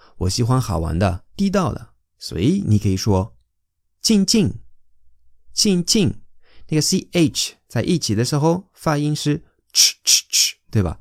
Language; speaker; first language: Chinese; non-native, fluent; Spanish